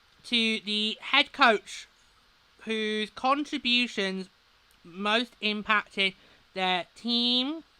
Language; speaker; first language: English; native; English